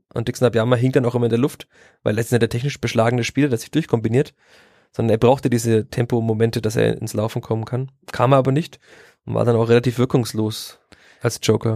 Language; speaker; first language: German; native; German